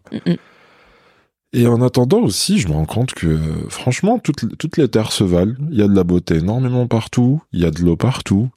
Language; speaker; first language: French; non-native, local second language; Kabyle